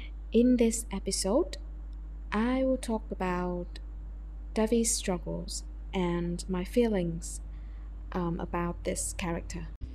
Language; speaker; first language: English; non-native, fluent; Vietnamese